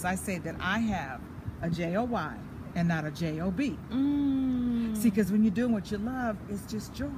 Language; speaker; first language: English; native; English